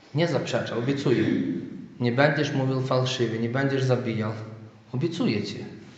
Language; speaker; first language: Polish; native; Polish